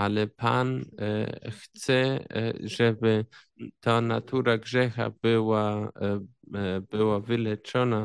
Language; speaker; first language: Polish; early bilingual, heritage; Polish